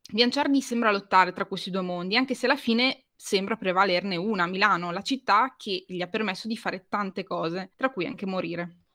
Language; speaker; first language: Italian; native; Italian